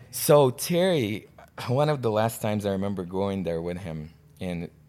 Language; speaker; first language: English; non-native, fluent; Russian